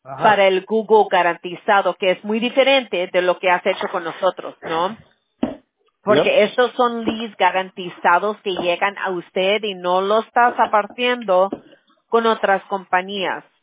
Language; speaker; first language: Spanish; early bilingual, heritage; Spanish